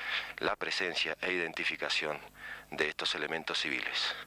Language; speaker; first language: Spanish; native; Spanish